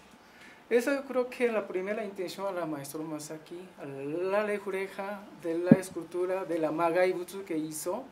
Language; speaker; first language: Spanish; non-native, learner; Japanese